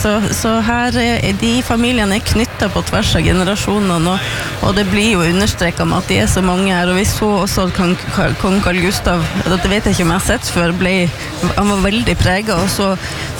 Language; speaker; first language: Norwegian; native; Norwegian